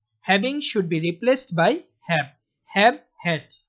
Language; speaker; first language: English; non-native, local second language; Bangla